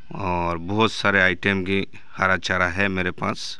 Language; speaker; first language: Hindi; non-native, local second language; Bangla